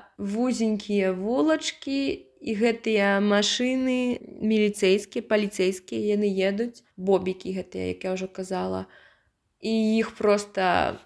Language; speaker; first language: Belarusian; native; Belarusian